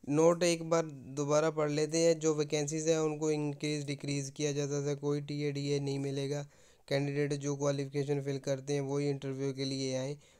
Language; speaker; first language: Hindi; non-native, local second language; Punjabi